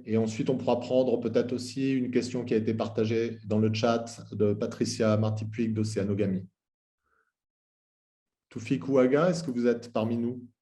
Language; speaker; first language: French; native; French